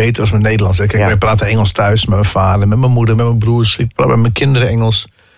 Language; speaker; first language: Dutch; early bilingual, other home language; English